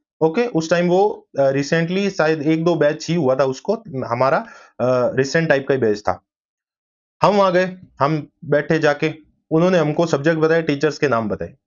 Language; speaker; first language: Hindi; native; Hindi